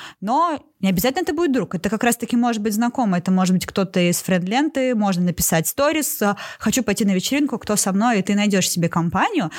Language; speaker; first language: Russian; native; Russian